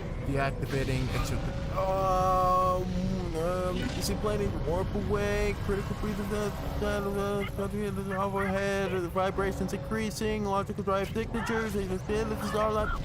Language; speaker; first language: English; native; English